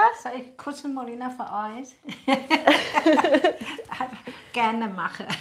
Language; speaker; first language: German; non-native, learner; Thai